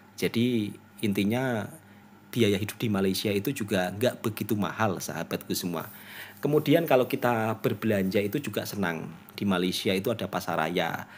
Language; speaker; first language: Indonesian; native; Indonesian